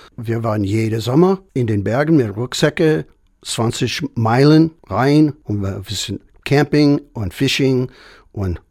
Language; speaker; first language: German; non-native, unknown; English